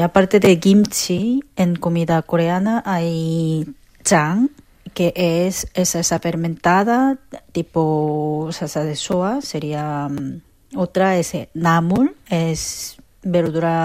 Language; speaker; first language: Spanish; non-native, fluent; Korean